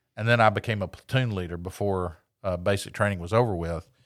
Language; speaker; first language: English; native; English